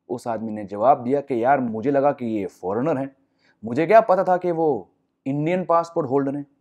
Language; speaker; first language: Hindi; non-native, local second language; English